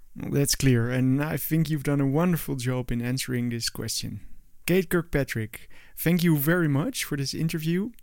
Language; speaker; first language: English; non-native, fluent; Dutch